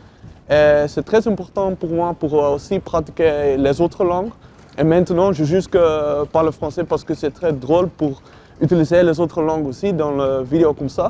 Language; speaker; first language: French; non-native, learner; Dutch